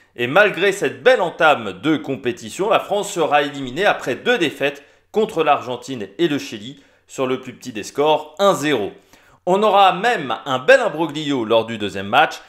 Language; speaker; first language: French; native; French